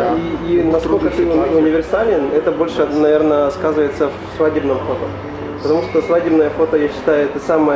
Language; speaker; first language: Russian; native; Russian